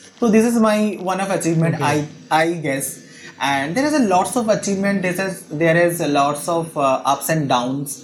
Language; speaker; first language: English; non-native, local second language; Bangla